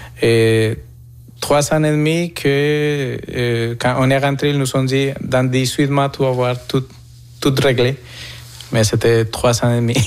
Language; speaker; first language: French; non-native, fluent; Spanish